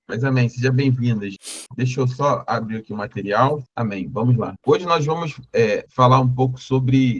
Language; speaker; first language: Portuguese; native; Portuguese